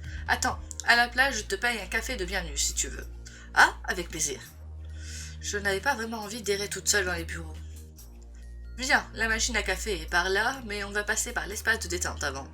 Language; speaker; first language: French; native; French